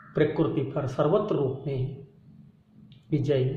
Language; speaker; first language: Hindi; non-native, local second language; Kannada